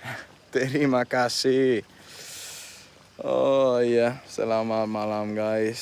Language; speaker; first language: Indonesian; non-native, fluent; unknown